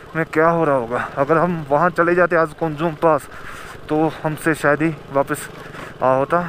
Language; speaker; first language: Hindi; native; Hindi